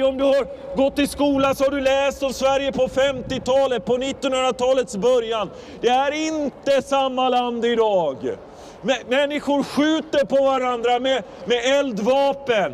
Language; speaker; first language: Swedish; non-native, fluent; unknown